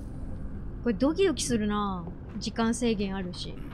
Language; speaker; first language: Japanese; native; Japanese